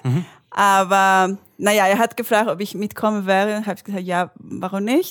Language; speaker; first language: German; non-native, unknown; Spanish